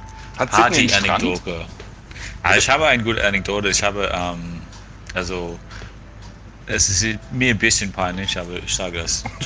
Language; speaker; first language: German; non-native, fluent; English